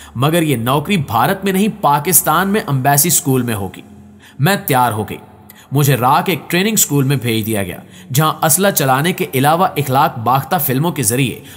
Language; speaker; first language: Urdu; native; Urdu